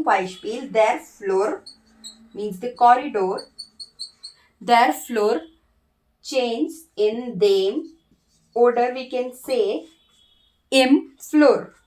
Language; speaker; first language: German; non-native, learner; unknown